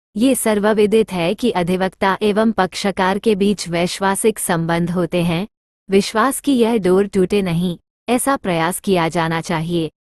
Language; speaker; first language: Hindi; native; Hindi